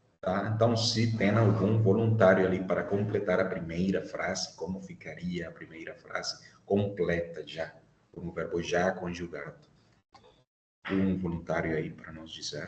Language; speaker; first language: Portuguese; non-native, fluent; Spanish